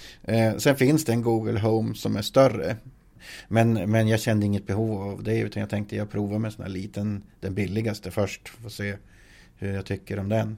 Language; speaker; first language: Swedish; native; Swedish